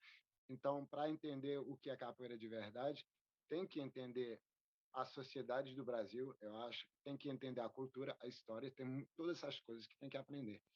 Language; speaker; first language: Portuguese; non-native, fluent; French